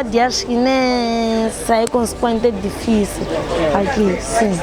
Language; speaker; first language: Portuguese; non-native, local second language; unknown